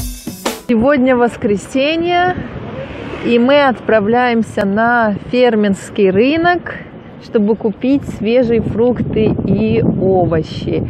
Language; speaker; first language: Russian; native; Russian